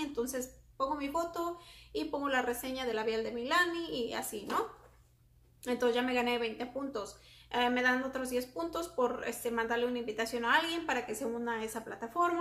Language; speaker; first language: Spanish; native; Spanish